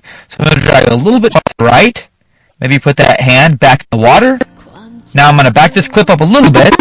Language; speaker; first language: English; native; English